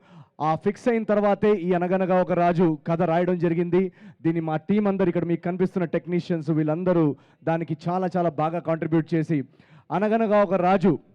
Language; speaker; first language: Telugu; native; Telugu